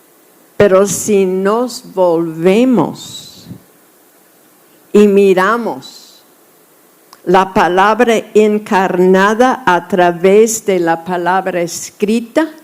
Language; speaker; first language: Spanish; non-native, fluent; English